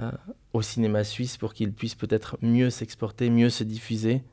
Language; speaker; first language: French; native; French